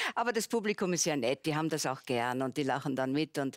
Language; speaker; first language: German; native; German